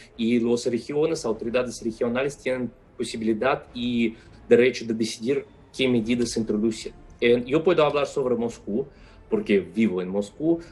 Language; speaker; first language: Spanish; non-native, fluent; Russian